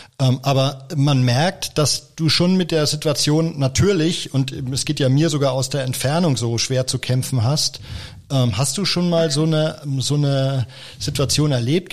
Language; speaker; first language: German; native; German